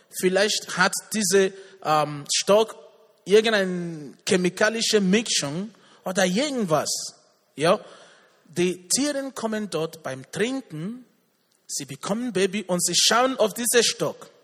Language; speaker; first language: German; non-native, learner; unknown